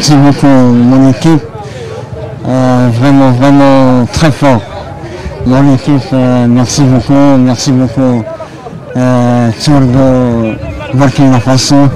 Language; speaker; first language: French; non-native, learner; Arabic